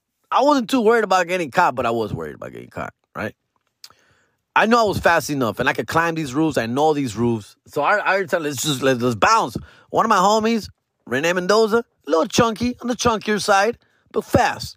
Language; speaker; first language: English; early bilingual, other home language; Spanish